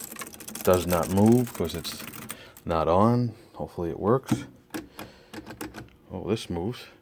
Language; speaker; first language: English; native; English